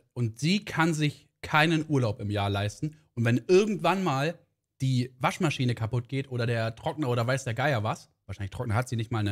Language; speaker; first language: German; native; German